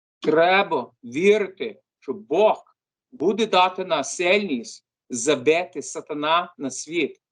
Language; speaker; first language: Ukrainian; early bilingual, heritage; English